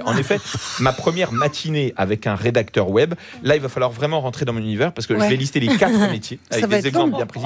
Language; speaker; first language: French; native; French